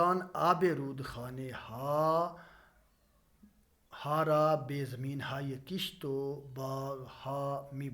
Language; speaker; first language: Persian; non-native, fluent; Urdu